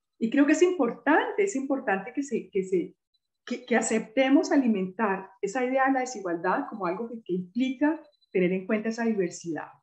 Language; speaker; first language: Spanish; native; Spanish